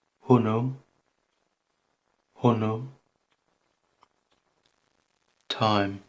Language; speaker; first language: Welsh; non-native, learner; English